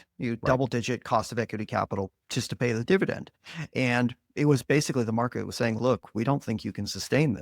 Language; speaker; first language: English; native; English